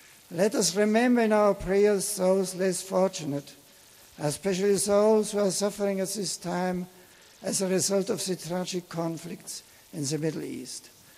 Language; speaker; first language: English; non-native, fluent; German